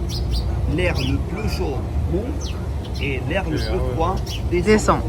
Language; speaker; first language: French; non-native, fluent; Arabic